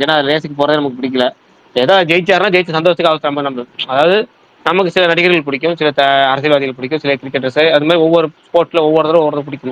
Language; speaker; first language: Tamil; native; Tamil